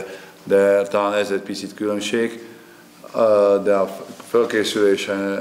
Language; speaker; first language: Hungarian; non-native, fluent; Slovak